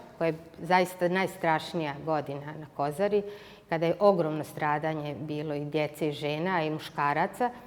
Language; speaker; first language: Bosnian; native; Bosnian